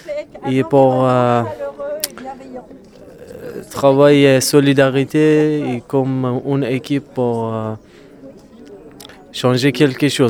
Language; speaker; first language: French; non-native, learner; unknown